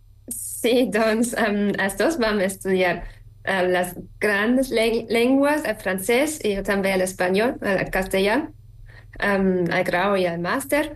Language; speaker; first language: Catalan; non-native, fluent; German